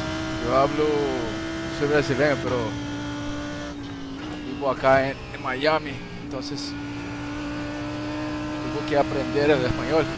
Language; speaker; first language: Spanish; non-native, learner; Portuguese